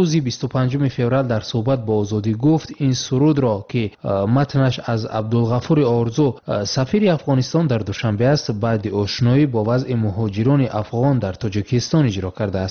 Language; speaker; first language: Tajik; native; Tajik